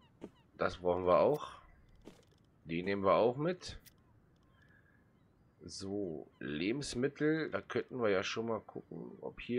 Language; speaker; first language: German; native; German